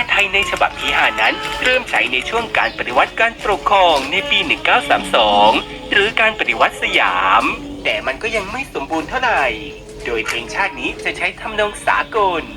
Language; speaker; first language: Thai; native; Thai